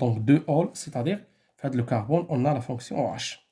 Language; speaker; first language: French; non-native, local second language; Arabic